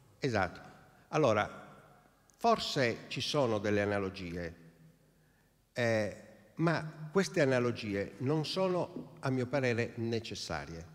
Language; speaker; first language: Italian; native; Italian